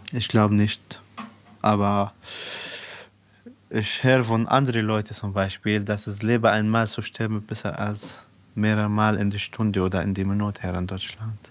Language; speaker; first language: German; non-native, fluent; Arabic